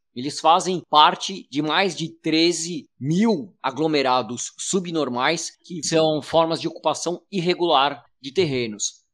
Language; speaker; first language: Portuguese; native; Portuguese